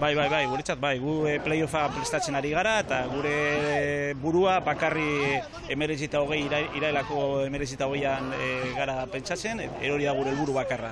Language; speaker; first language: Basque; non-native, local second language; Spanish